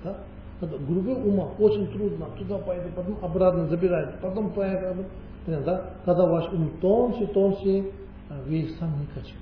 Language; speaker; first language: Russian; non-native, learner; Tibetan